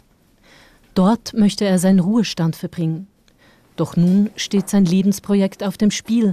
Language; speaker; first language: German; native; German